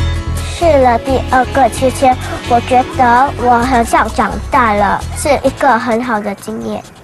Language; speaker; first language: Chinese; early bilingual, other home language; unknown